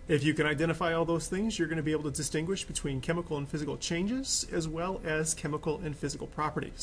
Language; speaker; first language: English; native; English